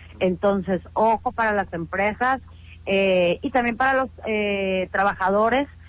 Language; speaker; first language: Spanish; native; Spanish